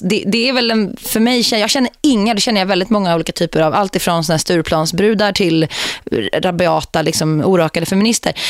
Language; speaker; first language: Swedish; native; Swedish